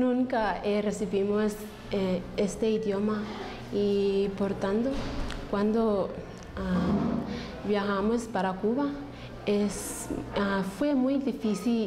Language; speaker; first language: Spanish; non-native, learner; English